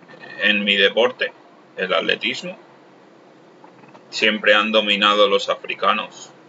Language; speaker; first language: Spanish; non-native, local second language; Catalan